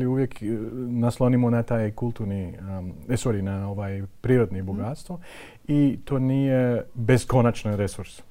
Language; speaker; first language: Croatian; non-native, fluent; Dutch